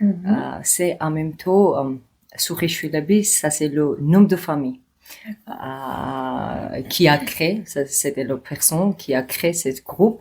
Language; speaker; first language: French; non-native, learner; Georgian